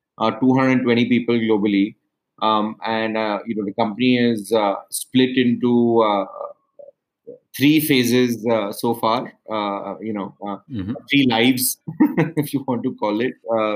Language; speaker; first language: English; non-native, local second language; Hindi